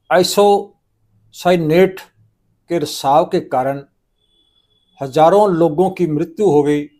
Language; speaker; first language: Hindi; non-native, local second language; Punjabi